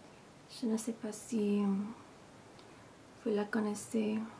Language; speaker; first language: French; non-native, learner; English